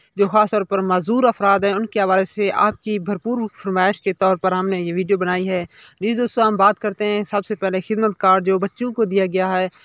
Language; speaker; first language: Urdu; non-native, local second language; Punjabi